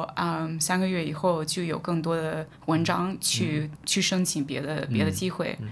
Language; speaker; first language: Chinese; non-native, fluent; English